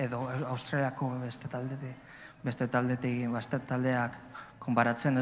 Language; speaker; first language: Basque; non-native, learner; Spanish